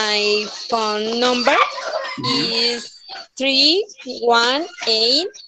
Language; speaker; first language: English; non-native, learner; Spanish